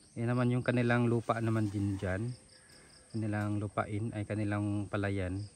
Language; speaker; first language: Filipino; non-native, local second language; Cebuano